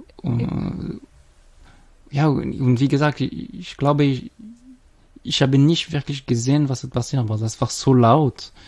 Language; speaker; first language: German; non-native, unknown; French